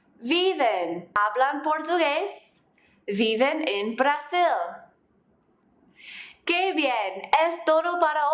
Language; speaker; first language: Spanish; non-native, fluent; English